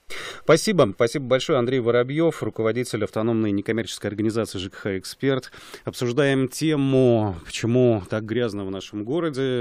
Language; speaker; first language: Russian; native; Russian